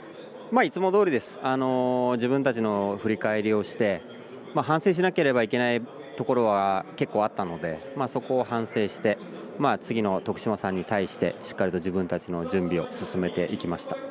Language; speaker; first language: Japanese; native; Japanese